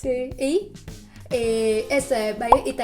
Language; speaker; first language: Spanish; non-native, learner; Vietnamese